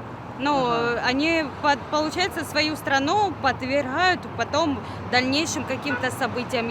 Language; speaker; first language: Russian; native; Russian